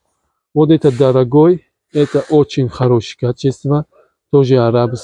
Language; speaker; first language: Russian; non-native, learner; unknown